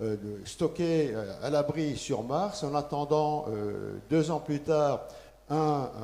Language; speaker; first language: French; native; French